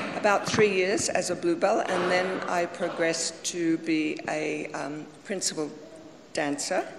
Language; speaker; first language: English; native; English